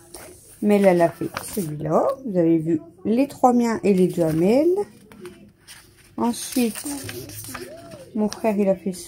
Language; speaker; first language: French; native; French